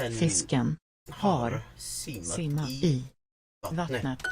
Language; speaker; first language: Swedish; non-native, learner; English